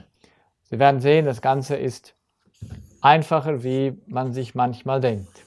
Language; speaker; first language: German; native; German